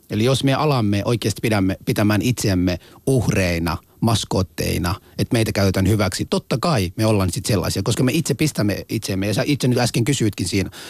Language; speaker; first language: Finnish; non-native, fluent; Somali